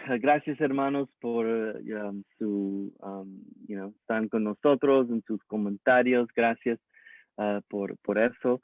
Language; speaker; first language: Spanish; early bilingual, heritage; English